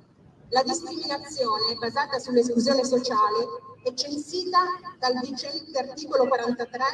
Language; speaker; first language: Italian; native; Italian